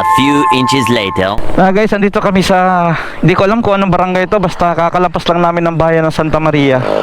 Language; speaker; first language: Filipino; native; Filipino